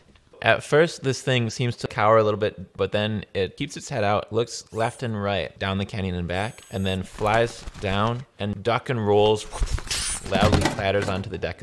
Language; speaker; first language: English; native; English